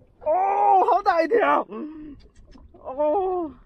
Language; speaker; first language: Chinese; native; Chinese